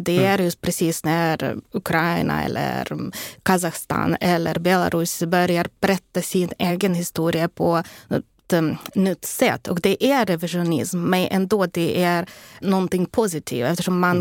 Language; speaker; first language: Swedish; non-native, fluent; Ukrainian